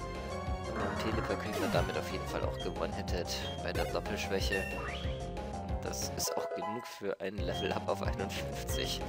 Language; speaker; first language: German; native; German